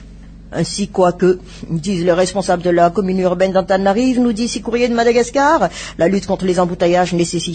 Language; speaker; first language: French; non-native, local second language; Malagasy